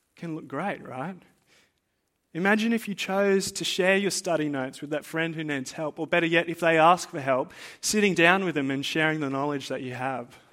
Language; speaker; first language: English; native; English